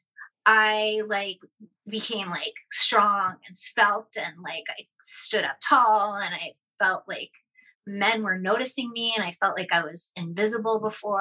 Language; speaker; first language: English; native; English